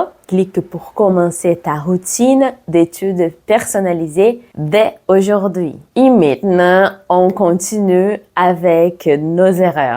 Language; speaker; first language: French; non-native, fluent; Portuguese